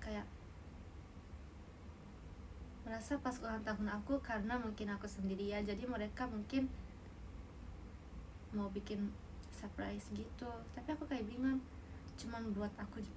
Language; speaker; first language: Indonesian; native; Indonesian